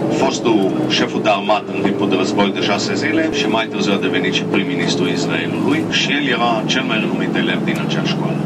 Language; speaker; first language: Romanian; early bilingual, heritage; Romanian